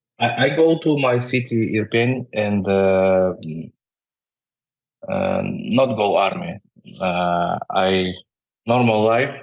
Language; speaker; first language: English; non-native, learner; Ukrainian